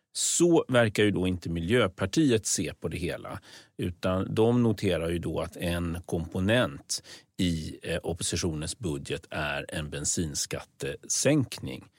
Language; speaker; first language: Swedish; native; Swedish